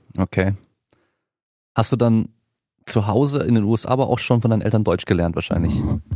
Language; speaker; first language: German; native; German